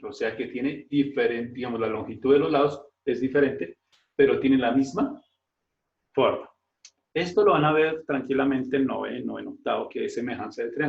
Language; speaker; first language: Spanish; native; Spanish